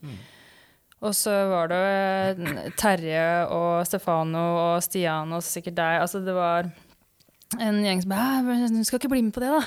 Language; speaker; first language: Norwegian; native; Norwegian